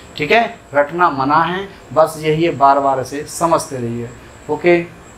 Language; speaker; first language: Hindi; native; Hindi